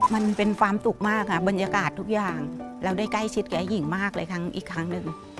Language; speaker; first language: Thai; native; Thai